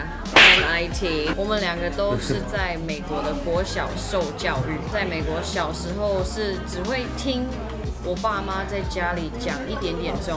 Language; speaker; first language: Chinese; early bilingual, heritage; English